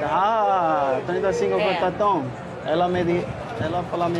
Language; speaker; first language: Portuguese; non-native, learner; English